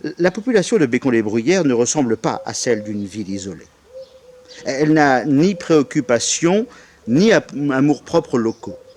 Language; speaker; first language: French; native; French